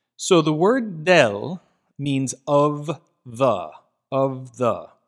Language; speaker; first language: English; native; English